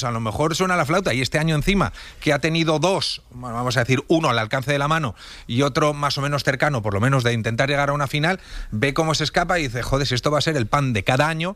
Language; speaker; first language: Spanish; native; Spanish